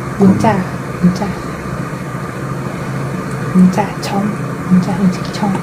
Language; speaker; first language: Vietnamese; non-native, learner; Korean